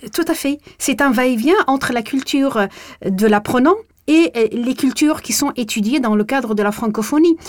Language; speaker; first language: French; non-native, local second language; Arabic